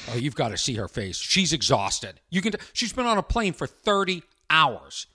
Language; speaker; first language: English; native; English